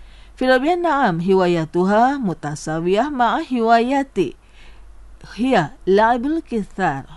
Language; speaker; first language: Arabic; non-native, fluent; Indonesian